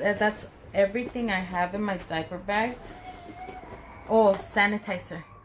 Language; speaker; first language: English; early bilingual, other home language; Spanish